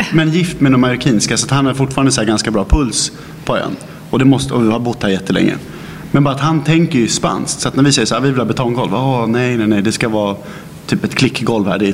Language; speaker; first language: Swedish; native; Swedish